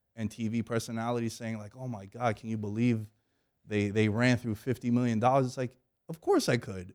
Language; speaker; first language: English; early bilingual, other home language; Greek